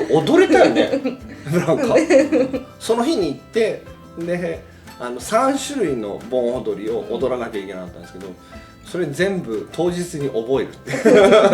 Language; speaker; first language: Japanese; native; Japanese